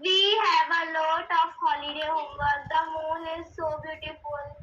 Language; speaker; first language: English; non-native, learner; Hindi